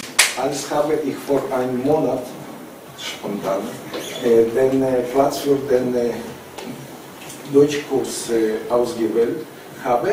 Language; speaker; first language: German; non-native, learner; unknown